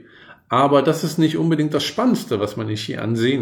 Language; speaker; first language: German; native; German